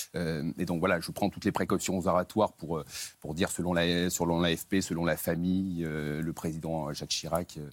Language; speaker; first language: French; native; French